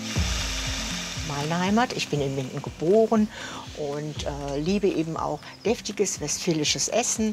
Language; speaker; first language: German; native; German